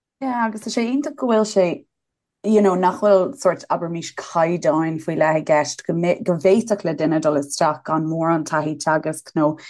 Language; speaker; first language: Irish; native; Irish